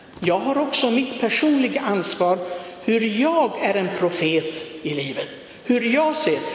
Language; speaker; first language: Swedish; non-native, fluent; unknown